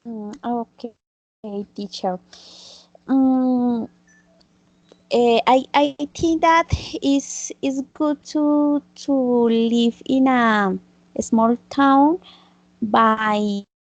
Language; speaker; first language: English; non-native, learner; Spanish